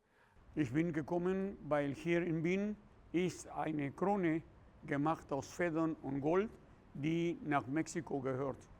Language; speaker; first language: German; non-native, fluent; Spanish